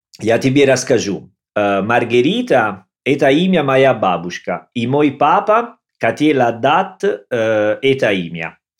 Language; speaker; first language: Russian; non-native, learner; Italian